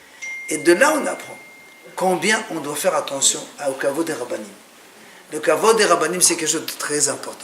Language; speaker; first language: French; native; French